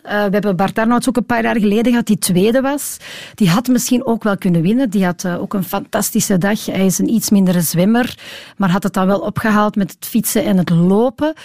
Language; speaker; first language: Dutch; native; Dutch